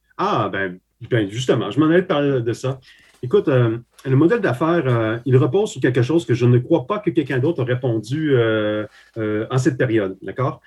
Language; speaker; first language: French; early bilingual, other home language; Slovak